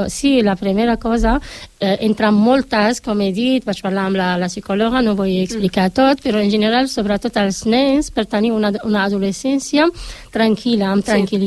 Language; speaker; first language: Catalan; non-native, learner; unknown